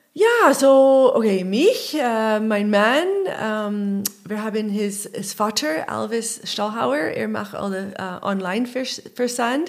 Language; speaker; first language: German; non-native, learner; English